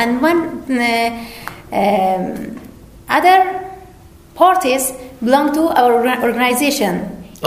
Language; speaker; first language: English; non-native, learner; Persian